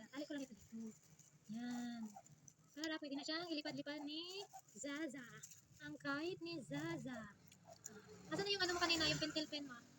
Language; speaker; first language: Filipino; non-native, local second language; Hiligaynon